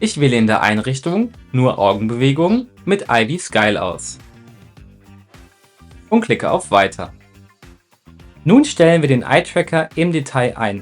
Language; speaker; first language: German; native; German